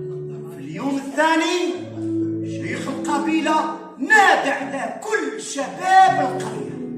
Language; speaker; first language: Arabic; native; Arabic